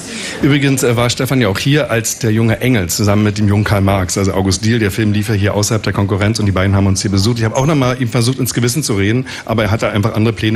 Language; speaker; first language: German; native; German